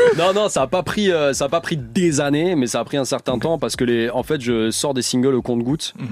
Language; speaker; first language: French; native; French